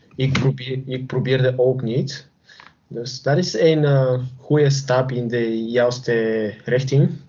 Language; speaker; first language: Dutch; non-native, learner; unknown